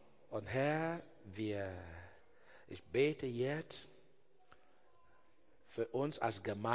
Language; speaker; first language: German; non-native, learner; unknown